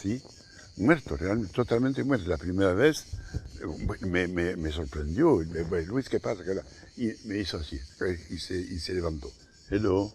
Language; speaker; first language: Spanish; non-native, fluent; French